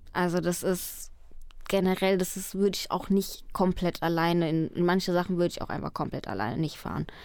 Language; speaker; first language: German; early bilingual, other home language; Spanish